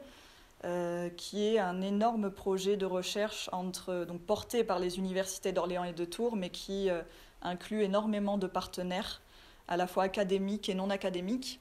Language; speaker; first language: French; native; French